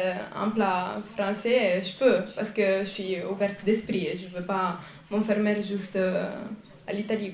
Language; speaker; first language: French; non-native, fluent; Italian